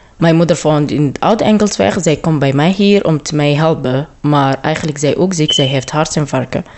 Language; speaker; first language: Dutch; non-native, learner; Arabic